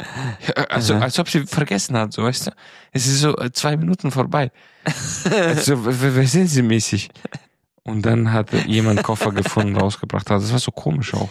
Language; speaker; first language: German; non-native, fluent; Romanian